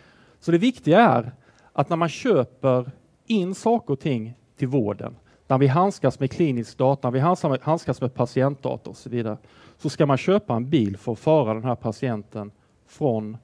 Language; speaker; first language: Swedish; native; Swedish